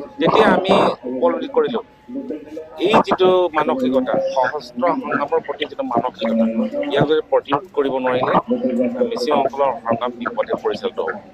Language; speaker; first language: Assamese; non-native, local second language; Mising